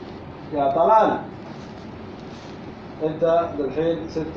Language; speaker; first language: Arabic; native; Arabic